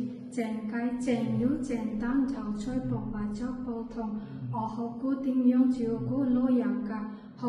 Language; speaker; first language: Cantonese; non-native, learner; Bangla